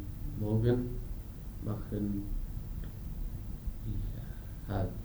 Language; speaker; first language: German; non-native, learner; English